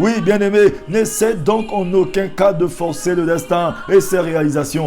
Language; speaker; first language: French; non-native, local second language; Lingala